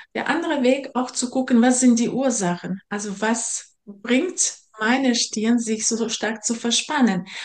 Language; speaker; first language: German; non-native, fluent; Russian